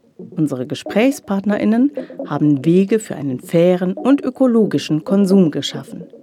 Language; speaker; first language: German; native; German